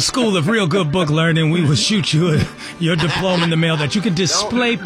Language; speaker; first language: English; native; English